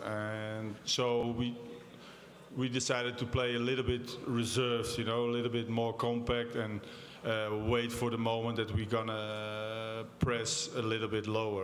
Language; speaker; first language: English; non-native, fluent; Dutch